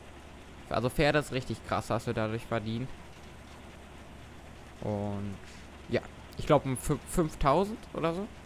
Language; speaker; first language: German; native; German